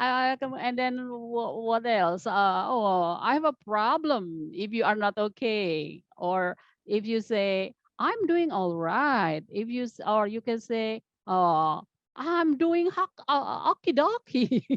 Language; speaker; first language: English; non-native, fluent; Indonesian